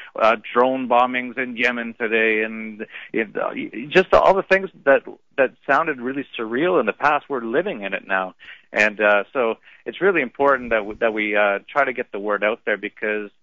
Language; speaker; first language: English; native; English